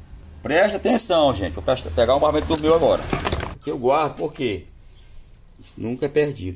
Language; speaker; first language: Portuguese; native; Portuguese